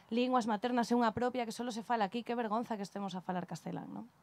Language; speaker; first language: Spanish; native; Spanish